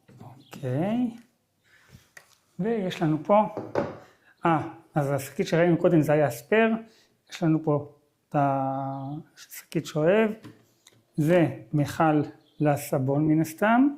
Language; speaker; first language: Hebrew; native; Hebrew